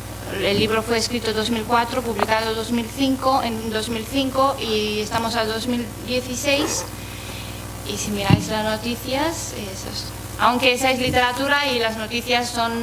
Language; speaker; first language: Spanish; non-native, fluent; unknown